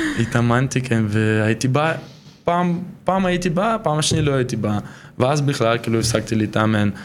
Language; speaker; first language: Hebrew; non-native, fluent; Russian